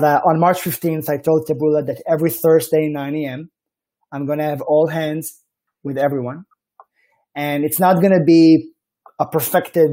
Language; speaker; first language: English; non-native, fluent; Hebrew